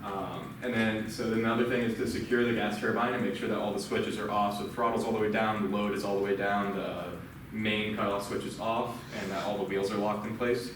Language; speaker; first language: English; native; English